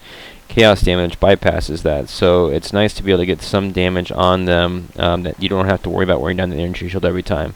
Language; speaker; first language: English; native; English